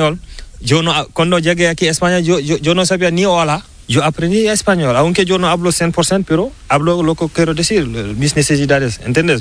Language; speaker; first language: Spanish; non-native, learner; Fula